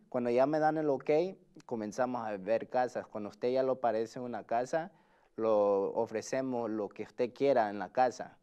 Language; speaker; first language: Spanish; early bilingual, heritage; Spanish